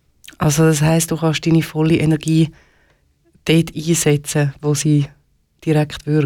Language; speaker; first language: German; native; German